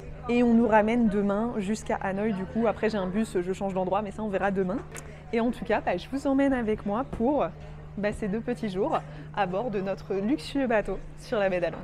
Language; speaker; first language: French; native; French